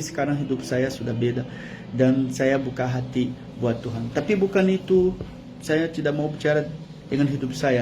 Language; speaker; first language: Indonesian; non-native, learner; Portuguese